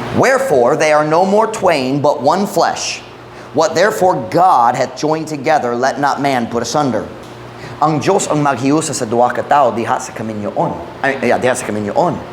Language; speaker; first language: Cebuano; non-native, fluent; English